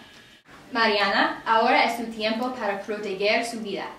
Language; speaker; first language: Spanish; non-native, learner; English